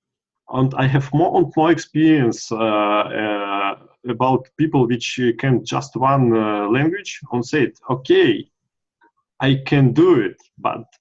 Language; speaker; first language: English; non-native, learner; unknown